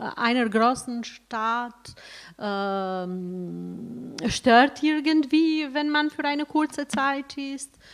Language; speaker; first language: German; non-native, fluent; Albanian